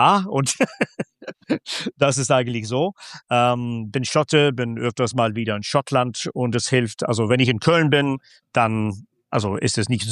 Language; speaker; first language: German; non-native, fluent; English